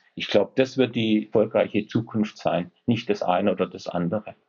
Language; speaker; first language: German; native; German